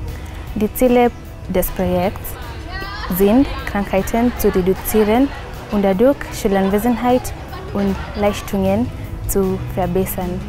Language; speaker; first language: German; non-native, learner; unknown